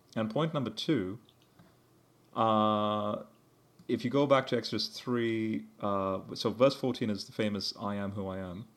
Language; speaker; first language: English; early bilingual, heritage; English